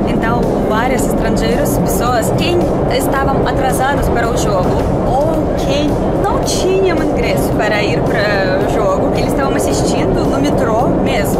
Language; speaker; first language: Portuguese; non-native, learner; Russian